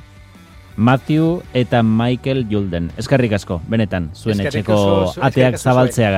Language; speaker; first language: Basque; native; Basque